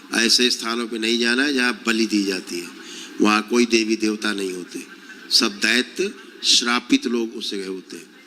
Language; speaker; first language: Hindi; native; Hindi